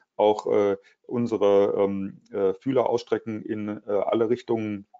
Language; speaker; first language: German; native; German